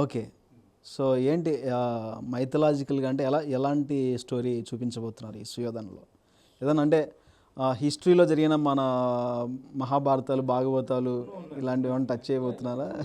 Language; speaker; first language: Telugu; native; Telugu